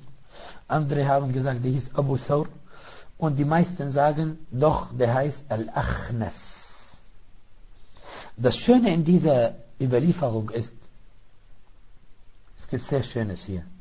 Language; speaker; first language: German; non-native, fluent; Arabic